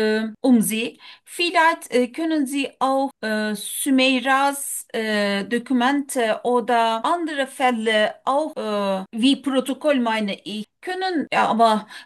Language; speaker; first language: German; non-native, learner; Turkish